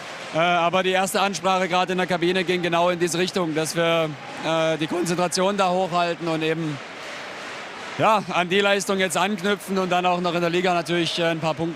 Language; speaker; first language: German; native; German